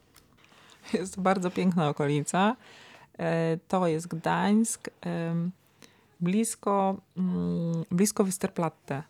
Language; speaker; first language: Polish; native; Polish